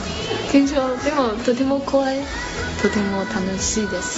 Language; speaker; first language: Japanese; non-native, learner; Chinese